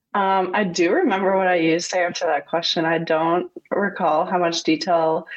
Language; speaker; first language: English; native; English